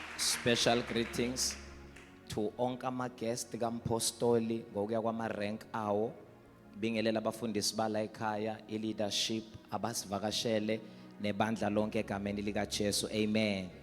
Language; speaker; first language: Zulu; non-native, local second language; South Ndebele